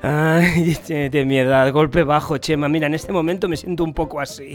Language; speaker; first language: Spanish; native; Spanish